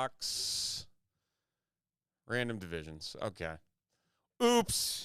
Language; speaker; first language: English; native; English